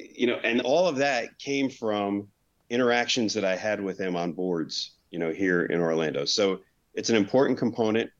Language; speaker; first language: English; native; English